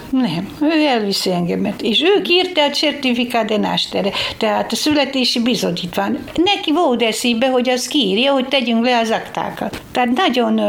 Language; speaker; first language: Hungarian; non-native, local second language; Slovak